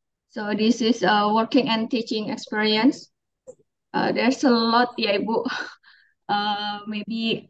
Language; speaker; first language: English; non-native, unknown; Indonesian